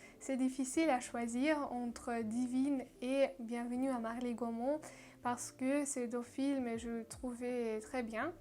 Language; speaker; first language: French; non-native, learner; Russian